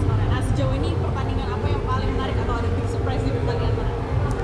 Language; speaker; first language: Indonesian; native; Indonesian